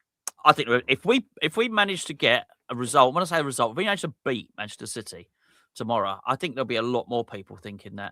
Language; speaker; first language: English; native; English